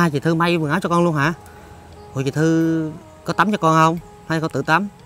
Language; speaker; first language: Vietnamese; native; Vietnamese